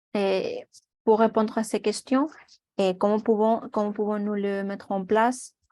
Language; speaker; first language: French; non-native, learner; Spanish